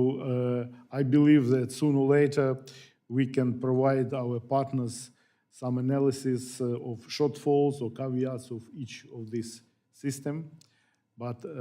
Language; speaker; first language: English; non-native, fluent; Ukrainian